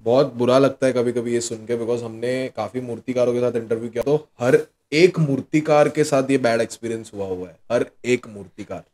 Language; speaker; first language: Hindi; non-native, local second language; Marathi